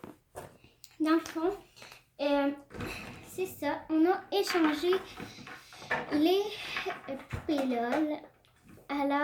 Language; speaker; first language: French; native; French